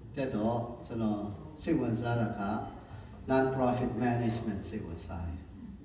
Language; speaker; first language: Burmese; non-native, local second language; Tedim Chin